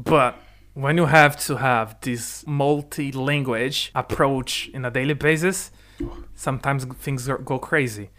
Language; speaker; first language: English; non-native, fluent; Portuguese